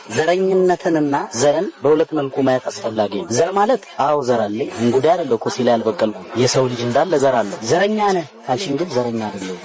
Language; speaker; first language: Amharic; non-native, local second language; Oromo